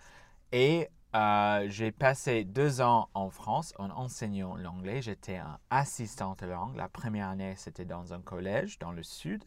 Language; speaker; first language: French; non-native, fluent; English